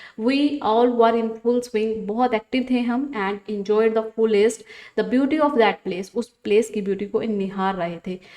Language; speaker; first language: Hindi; non-native, local second language; Punjabi